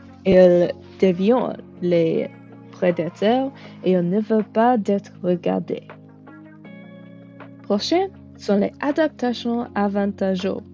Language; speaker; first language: French; non-native, learner; English